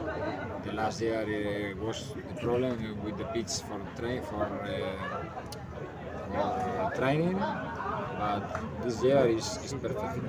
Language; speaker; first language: English; non-native, learner; Spanish